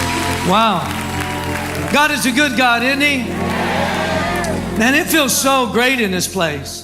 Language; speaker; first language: English; native; English